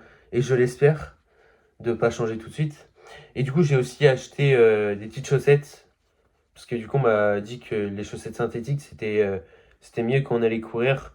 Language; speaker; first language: French; native; French